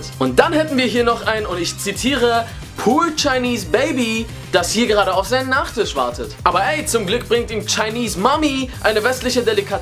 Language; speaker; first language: German; native; German